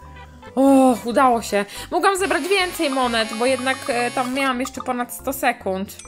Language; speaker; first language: Polish; native; Polish